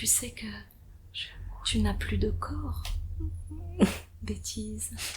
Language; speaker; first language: French; native; French